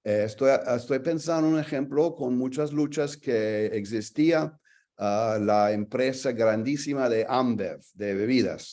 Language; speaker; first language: Spanish; non-native, fluent; English